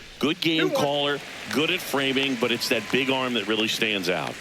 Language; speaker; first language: English; native; English